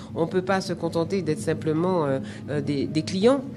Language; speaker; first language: French; native; French